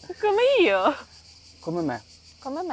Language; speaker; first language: Italian; non-native, learner; Ukrainian